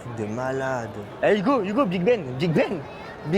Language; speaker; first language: French; native; French